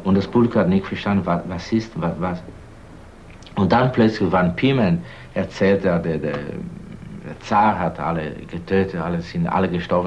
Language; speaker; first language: German; non-native, learner; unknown